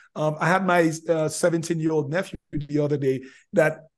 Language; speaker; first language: English; non-native, fluent; Haitian Creole